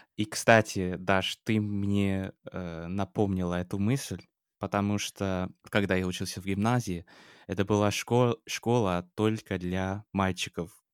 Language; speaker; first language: Russian; non-native, fluent; English